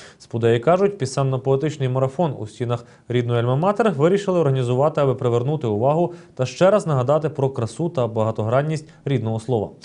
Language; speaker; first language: Ukrainian; native; Ukrainian